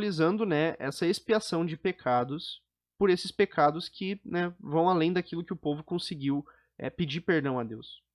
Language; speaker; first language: Portuguese; native; Portuguese